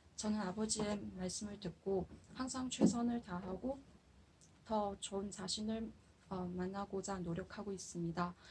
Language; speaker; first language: Korean; non-native, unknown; Chinese